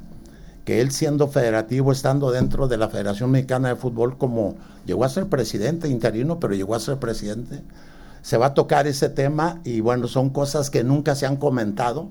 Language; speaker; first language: Spanish; native; Spanish